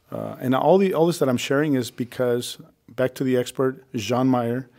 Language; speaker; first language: English; early bilingual, other home language; Spanish